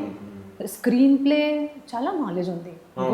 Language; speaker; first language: Telugu; non-native, learner; Hindi